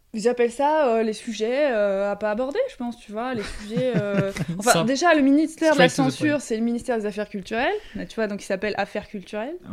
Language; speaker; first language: French; native; French